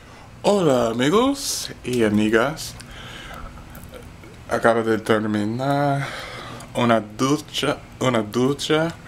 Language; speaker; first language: Spanish; non-native, learner; English